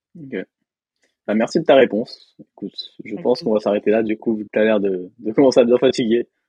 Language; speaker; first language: French; native; French